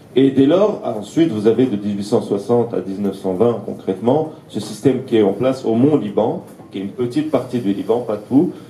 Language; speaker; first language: French; non-native, fluent; Arabic